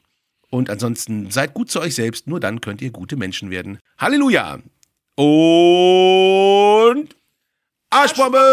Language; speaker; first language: German; native; German